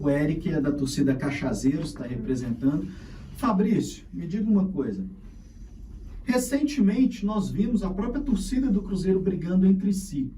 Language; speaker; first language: Portuguese; native; Portuguese